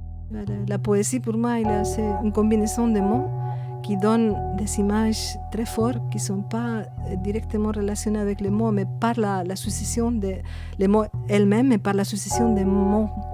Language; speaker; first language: French; non-native, fluent; Spanish